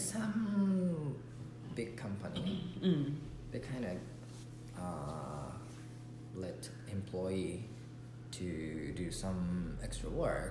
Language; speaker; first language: English; non-native, learner; Japanese